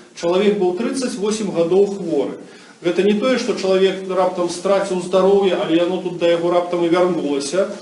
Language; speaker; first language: Belarusian; non-native, local second language; Russian